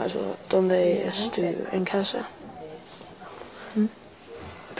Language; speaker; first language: Spanish; non-native, learner; English